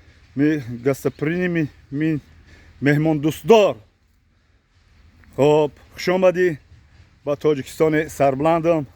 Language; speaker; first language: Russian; non-native, learner; Tajik